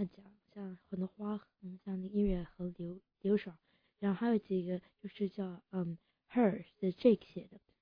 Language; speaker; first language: Chinese; early bilingual, heritage; English